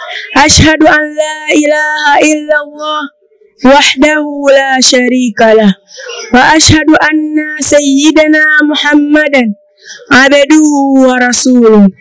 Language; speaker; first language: Arabic; non-native, learner; Swahili